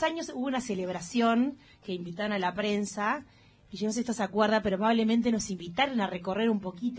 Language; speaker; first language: Spanish; native; Spanish